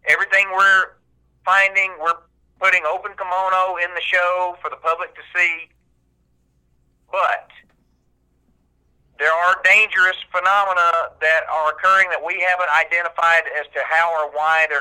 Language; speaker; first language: English; native; English